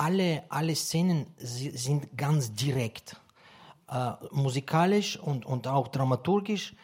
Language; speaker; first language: German; non-native, fluent; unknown